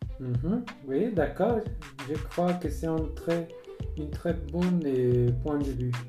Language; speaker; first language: French; non-native, learner; Spanish